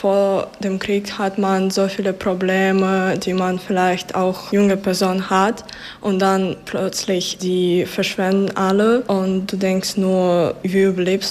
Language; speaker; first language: German; non-native, fluent; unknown